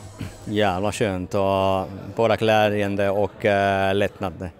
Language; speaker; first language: Swedish; non-native, fluent; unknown